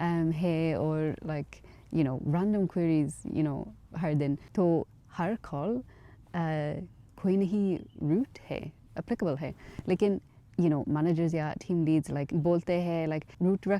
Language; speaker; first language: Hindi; non-native, learner; English